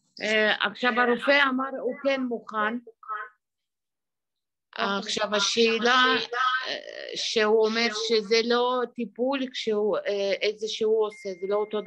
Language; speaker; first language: Hebrew; non-native, fluent; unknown